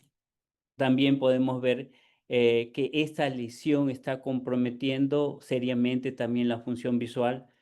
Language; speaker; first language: Spanish; native; Spanish